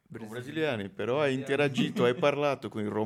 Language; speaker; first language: Italian; non-native, fluent; Portuguese